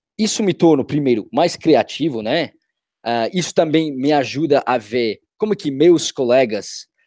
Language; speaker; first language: Portuguese; non-native, fluent; English